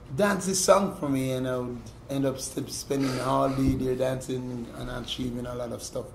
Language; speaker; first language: English; native; English